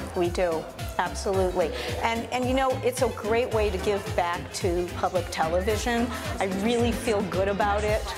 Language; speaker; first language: English; native; English